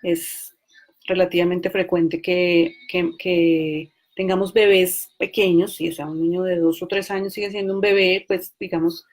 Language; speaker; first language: Spanish; native; Spanish